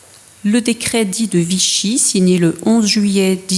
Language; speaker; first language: French; native; French